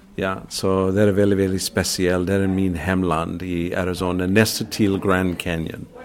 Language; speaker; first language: Swedish; non-native, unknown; English